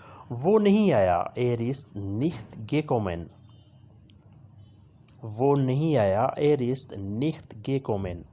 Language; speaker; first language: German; non-native, learner; Urdu